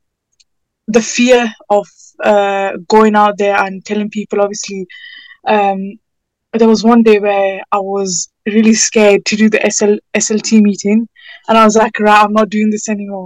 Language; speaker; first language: English; native; English